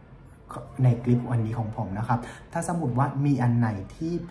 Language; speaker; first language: Thai; non-native, fluent; Vietnamese